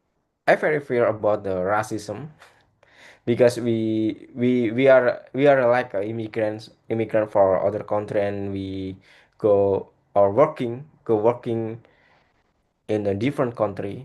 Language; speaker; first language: English; non-native, learner; Indonesian